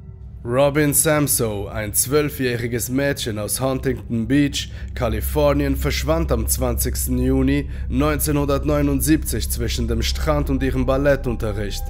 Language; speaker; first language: German; native; German